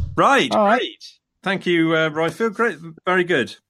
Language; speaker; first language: English; native; English